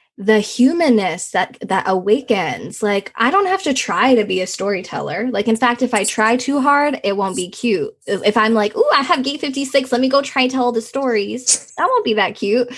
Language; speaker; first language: English; early bilingual, other home language; Nepali